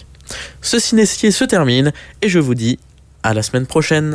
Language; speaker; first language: French; native; French